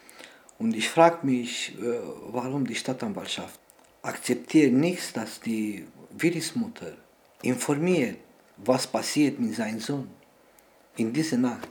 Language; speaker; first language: German; non-native, learner; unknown